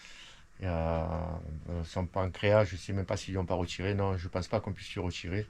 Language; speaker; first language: French; native; French